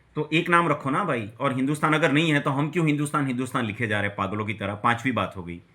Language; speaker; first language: Hindi; non-native, local second language; Gujarati